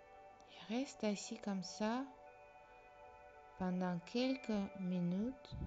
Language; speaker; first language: French; non-native, fluent; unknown